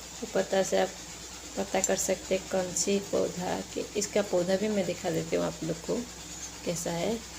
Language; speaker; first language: Hindi; non-native, local second language; Odia